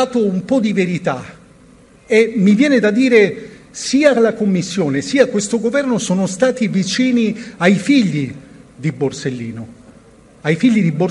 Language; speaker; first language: Italian; native; Italian